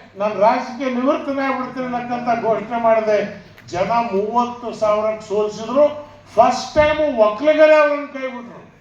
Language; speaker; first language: Kannada; non-native, local second language; Urdu